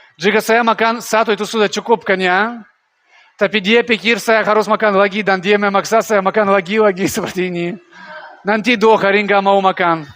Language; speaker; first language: Indonesian; non-native, learner; Russian